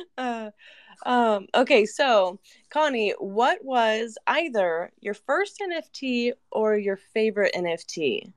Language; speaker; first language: English; native; English